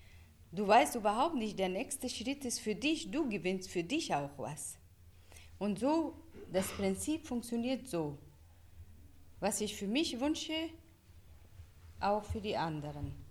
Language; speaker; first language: German; non-native, fluent; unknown